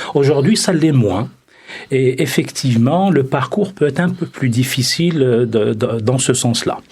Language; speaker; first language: French; non-native, local second language; Arabic